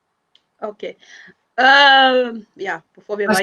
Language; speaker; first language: German; non-native, fluent; French